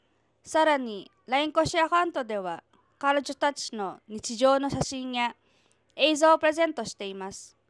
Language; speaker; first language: Japanese; non-native, fluent; Filipino